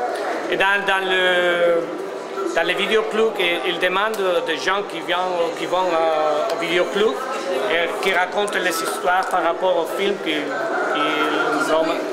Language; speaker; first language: French; non-native, learner; Spanish